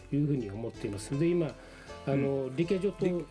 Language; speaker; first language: Japanese; native; Japanese